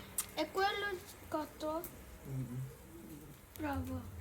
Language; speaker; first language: Italian; early bilingual, other home language; Filipino